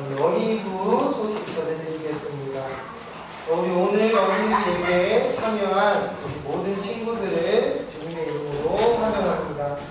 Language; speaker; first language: Korean; native; Korean